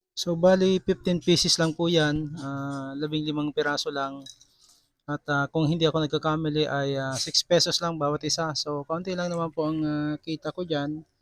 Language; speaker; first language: Filipino; non-native, local second language; Bikol